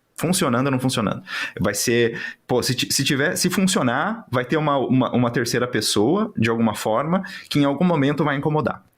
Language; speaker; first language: Portuguese; native; Portuguese